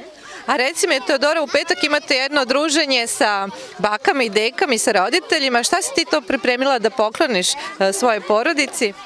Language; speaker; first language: Serbian; native; Serbian